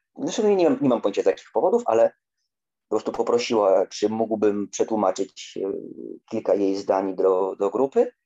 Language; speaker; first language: Polish; native; Polish